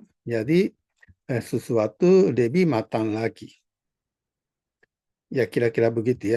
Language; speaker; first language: Indonesian; non-native, fluent; Japanese